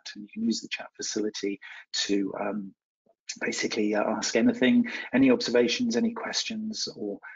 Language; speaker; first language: English; native; English